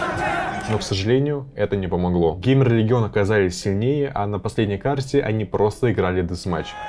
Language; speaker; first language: Russian; native; Russian